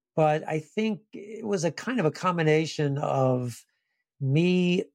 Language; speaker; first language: English; native; English